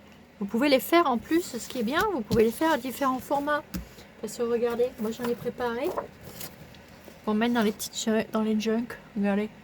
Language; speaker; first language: French; native; French